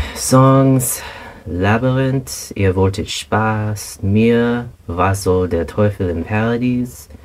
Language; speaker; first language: German; non-native, learner; English